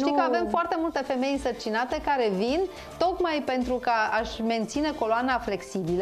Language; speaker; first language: Romanian; native; Romanian